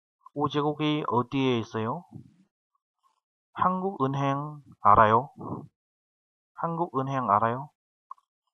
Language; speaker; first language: Korean; non-native, fluent; Vietnamese